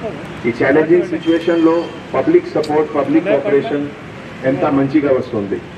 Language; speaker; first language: Telugu; non-native, local second language; Hindi